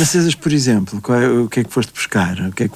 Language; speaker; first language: Portuguese; native; Portuguese